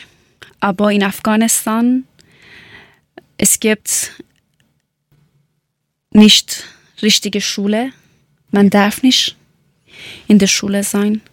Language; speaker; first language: German; non-native, learner; Persian